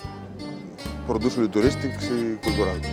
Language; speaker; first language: Romanian; non-native, fluent; Greek